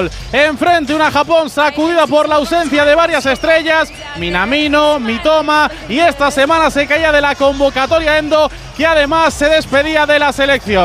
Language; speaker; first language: Spanish; native; Spanish